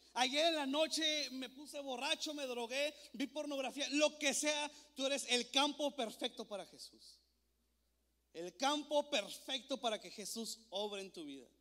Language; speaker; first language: Spanish; native; Spanish